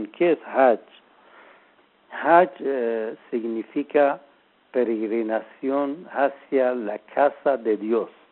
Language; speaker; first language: Spanish; non-native, learner; Persian